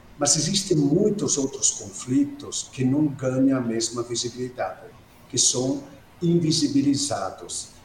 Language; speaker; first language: Portuguese; non-native, fluent; Italian